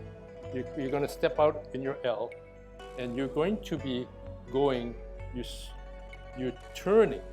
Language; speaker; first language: English; native; English